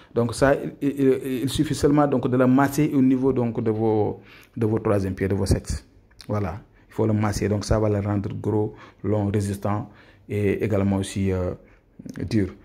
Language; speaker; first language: French; non-native, local second language; Wolof